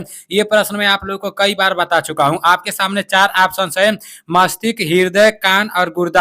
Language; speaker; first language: Hindi; native; Hindi